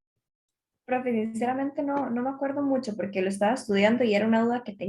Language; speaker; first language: Spanish; native; Spanish